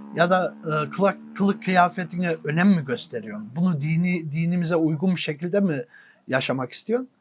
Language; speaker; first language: Turkish; early bilingual, heritage; Turkish